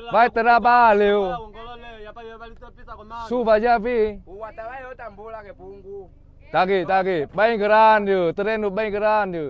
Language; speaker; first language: Portuguese; non-native, learner; Vietnamese